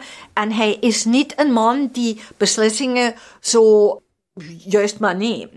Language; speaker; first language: Dutch; non-native, fluent; German